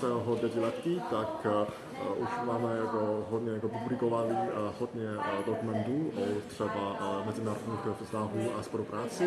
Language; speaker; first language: Czech; non-native, fluent; Chinese